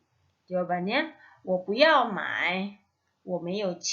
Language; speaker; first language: Chinese; non-native, fluent; Indonesian